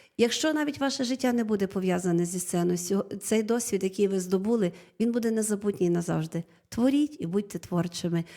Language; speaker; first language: Ukrainian; native; Ukrainian